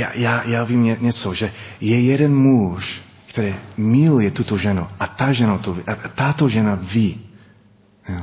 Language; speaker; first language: Czech; non-native, learner; English